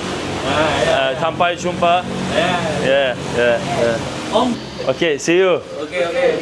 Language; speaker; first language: English; non-native, learner; Turkish